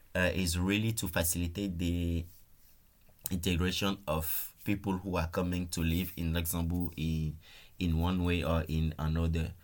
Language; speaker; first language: English; non-native, fluent; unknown